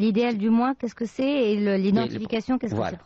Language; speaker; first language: French; non-native, local second language; Arabic